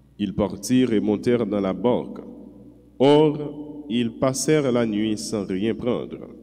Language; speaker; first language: French; non-native, local second language; Haitian Creole